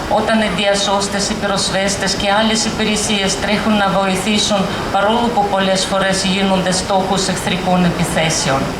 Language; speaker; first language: Greek; non-native, fluent; Ukrainian